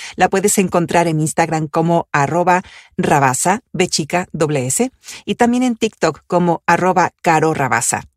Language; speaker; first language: Spanish; early bilingual, other home language; Italian